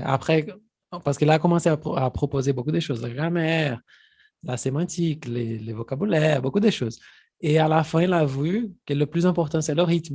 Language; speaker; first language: French; non-native, fluent; Portuguese